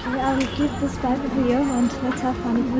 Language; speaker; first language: English; non-native, fluent; Nepali